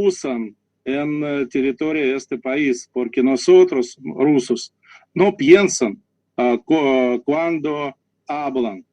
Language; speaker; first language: Spanish; non-native, learner; Russian